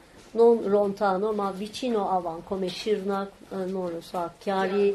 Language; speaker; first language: Italian; non-native, learner; Turkish